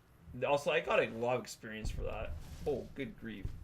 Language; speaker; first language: English; native; English